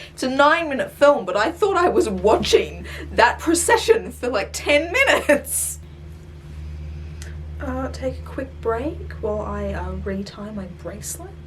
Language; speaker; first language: English; native; English